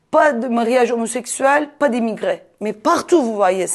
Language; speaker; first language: French; non-native, fluent; Turkish